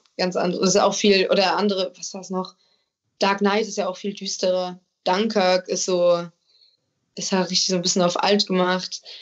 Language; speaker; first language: German; early bilingual, other home language; English